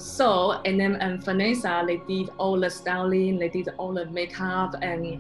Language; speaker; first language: English; non-native, fluent; Chinese